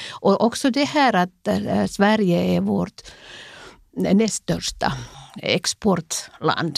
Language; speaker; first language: Swedish; non-native, local second language; Finnish